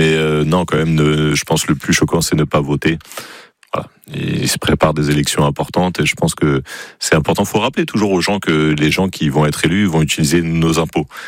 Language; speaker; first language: French; native; French